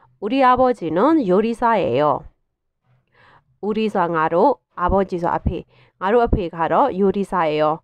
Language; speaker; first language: Korean; non-native, fluent; Burmese